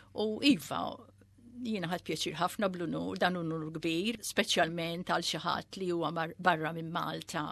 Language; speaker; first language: Maltese; early bilingual, heritage; Maltese